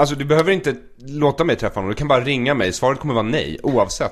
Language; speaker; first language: Swedish; native; Swedish